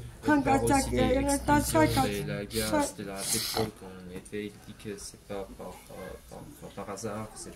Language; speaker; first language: French; non-native, learner; Armenian